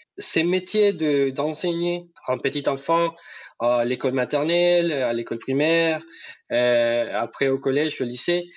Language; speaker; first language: French; non-native, fluent; Spanish